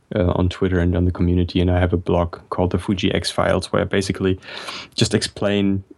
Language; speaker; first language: English; non-native, fluent; German